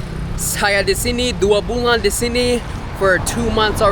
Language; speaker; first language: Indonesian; non-native, learner; English